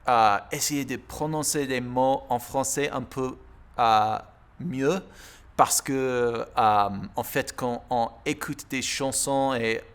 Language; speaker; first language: French; non-native, learner; English